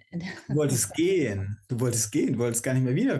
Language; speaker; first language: German; native; German